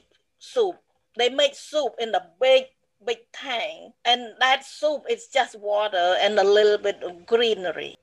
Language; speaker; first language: English; non-native, fluent; Khmer